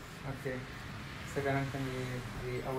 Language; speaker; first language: Indonesian; non-native, learner; Arabic